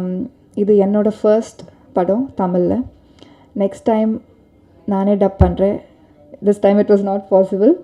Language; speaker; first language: Tamil; non-native, learner; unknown